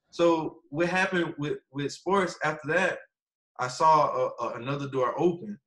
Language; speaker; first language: English; native; English